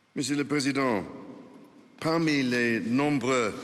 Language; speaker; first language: French; non-native, fluent; English